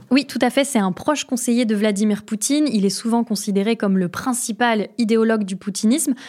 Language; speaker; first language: French; native; French